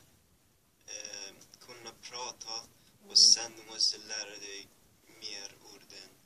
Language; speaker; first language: Swedish; early bilingual, other home language; Persian